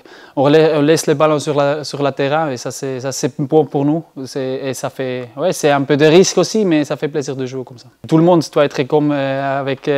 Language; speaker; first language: French; non-native, learner; German